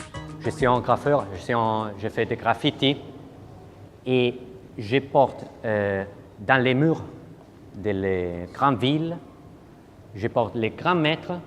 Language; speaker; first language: French; non-native, learner; Italian